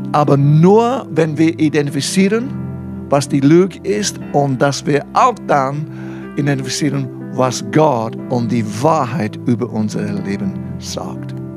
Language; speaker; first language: German; non-native, fluent; English